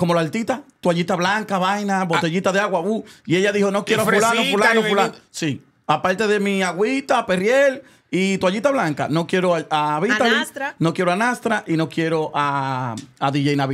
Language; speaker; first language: Spanish; native; Spanish